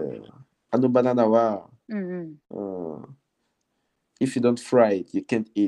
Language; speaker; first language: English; non-native, fluent; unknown